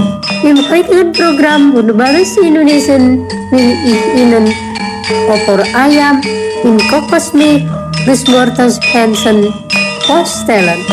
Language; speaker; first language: German; non-native, fluent; Indonesian